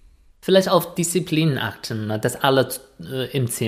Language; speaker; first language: German; non-native, fluent; Chinese